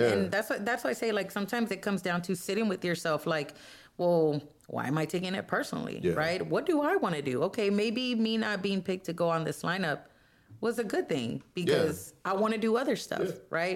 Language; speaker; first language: English; non-native, fluent; Spanish